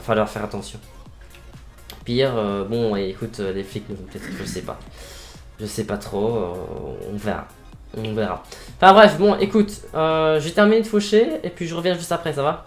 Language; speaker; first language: French; native; French